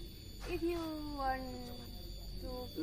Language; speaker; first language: English; non-native, learner; Indonesian